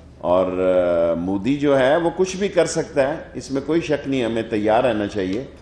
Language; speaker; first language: Urdu; non-native, local second language; Punjabi